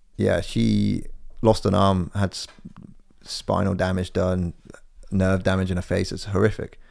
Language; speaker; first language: English; native; English